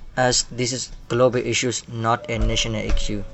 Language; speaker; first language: English; non-native, learner; Burmese